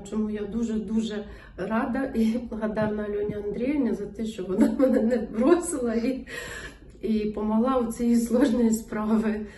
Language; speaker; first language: Ukrainian; non-native, local second language; Russian